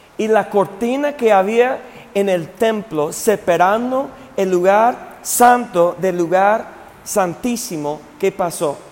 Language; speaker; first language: Spanish; non-native, fluent; English